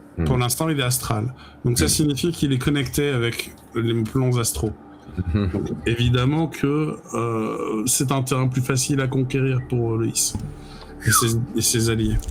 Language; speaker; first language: French; native; French